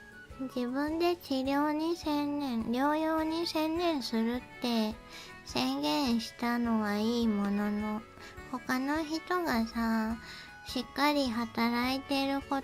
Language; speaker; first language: Japanese; native; Japanese